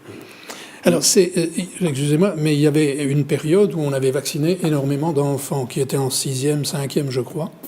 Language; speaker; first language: French; native; French